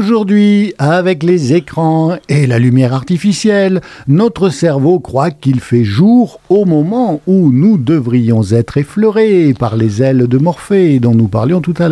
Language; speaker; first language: French; native; French